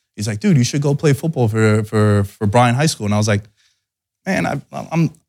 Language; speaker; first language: English; early bilingual, other home language; Greek